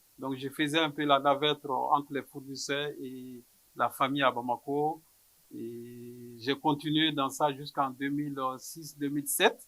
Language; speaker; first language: French; non-native, local second language; Bambara